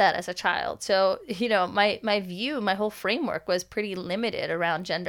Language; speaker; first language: English; native; English